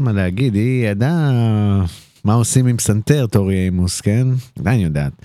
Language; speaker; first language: Hebrew; native; Hebrew